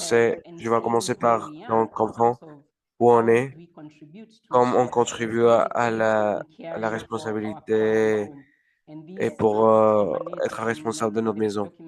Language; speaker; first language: French; non-native, learner; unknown